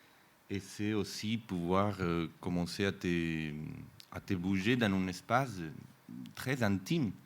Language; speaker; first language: French; non-native, fluent; Spanish